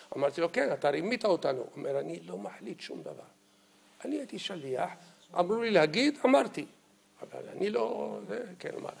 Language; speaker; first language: Hebrew; early bilingual, other home language; Arabic